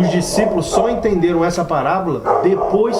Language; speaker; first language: Portuguese; native; Portuguese